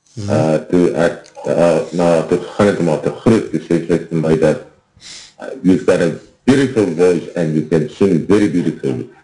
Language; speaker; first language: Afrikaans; native; Afrikaans